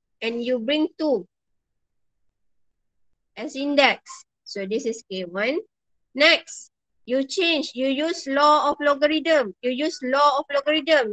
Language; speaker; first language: English; non-native, local second language; Malay